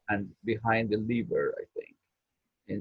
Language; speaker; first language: English; non-native, fluent; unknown